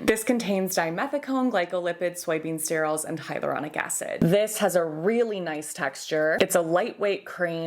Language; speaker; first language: English; native; English